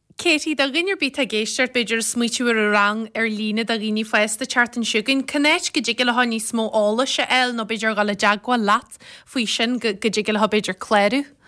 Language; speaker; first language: Irish; native; Irish